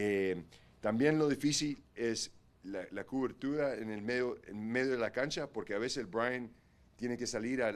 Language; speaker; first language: Spanish; early bilingual, heritage; Spanish